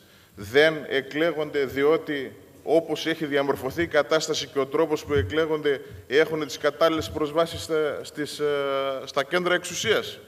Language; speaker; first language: Greek; native; Greek